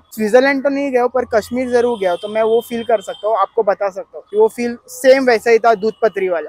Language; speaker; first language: Hindi; non-native, local second language; Marathi